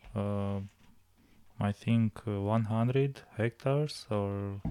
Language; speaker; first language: English; non-native, learner; Romanian